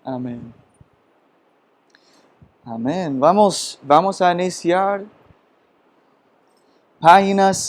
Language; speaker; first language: Spanish; non-native, fluent; English